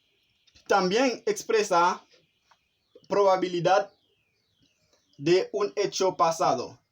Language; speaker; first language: Spanish; non-native, fluent; Haitian Creole